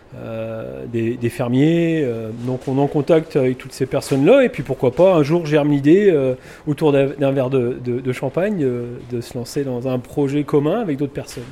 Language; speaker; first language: French; native; French